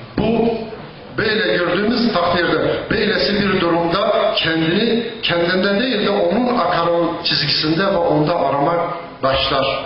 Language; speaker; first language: Turkish; non-native, local second language; Zaza